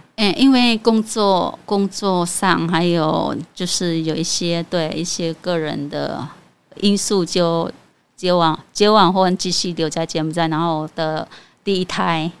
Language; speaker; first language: Chinese; non-native, fluent; Khmer